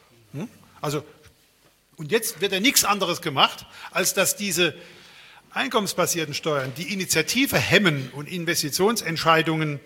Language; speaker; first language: German; native; German